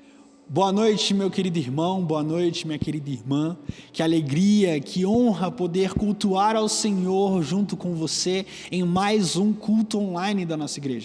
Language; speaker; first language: Portuguese; native; Portuguese